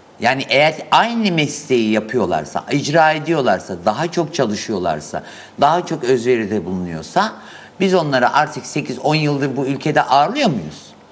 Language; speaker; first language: Turkish; native; Turkish